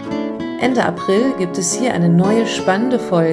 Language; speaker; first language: German; native; German